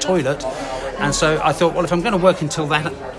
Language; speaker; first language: English; native; English